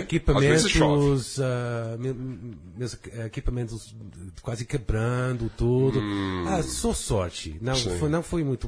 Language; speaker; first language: Portuguese; non-native, fluent; English